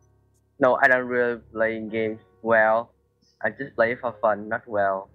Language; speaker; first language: English; non-native, learner; Vietnamese